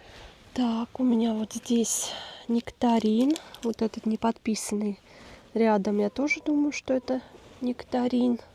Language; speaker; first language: Russian; native; Russian